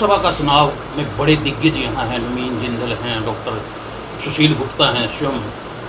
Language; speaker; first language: Hindi; native; Hindi